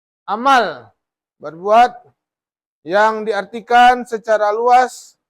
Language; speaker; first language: Indonesian; native; Indonesian